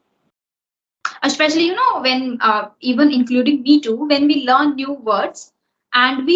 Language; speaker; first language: English; non-native, local second language; Hindi